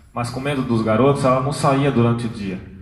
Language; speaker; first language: Portuguese; native; Portuguese